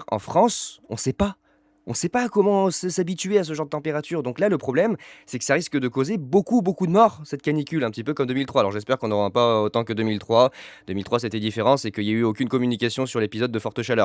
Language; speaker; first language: French; native; French